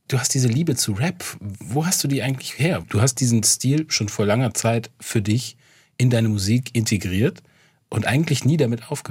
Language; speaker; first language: German; native; German